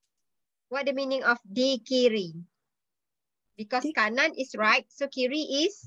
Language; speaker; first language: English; non-native, local second language; Malay